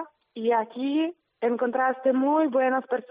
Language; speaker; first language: Spanish; non-native, learner; Ukrainian